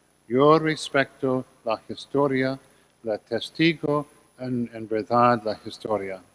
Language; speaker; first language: Spanish; non-native, learner; English